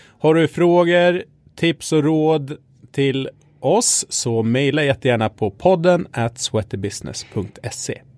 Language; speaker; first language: Swedish; native; Swedish